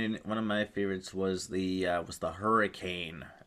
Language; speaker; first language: English; native; English